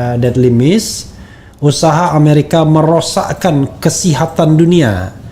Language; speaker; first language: Indonesian; native; Indonesian